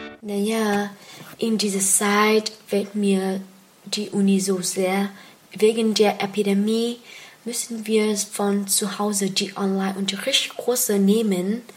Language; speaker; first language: German; non-native, fluent; Vietnamese